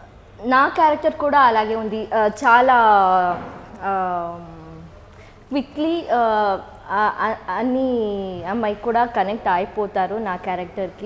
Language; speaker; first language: Telugu; non-native, learner; Kannada